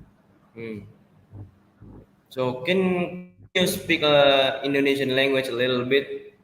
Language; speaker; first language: English; non-native, learner; Indonesian